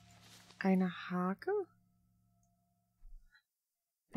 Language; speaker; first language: German; native; German